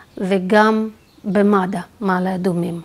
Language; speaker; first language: Hebrew; non-native, fluent; Russian